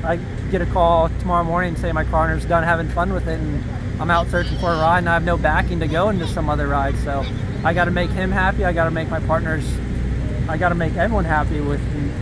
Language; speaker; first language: English; native; English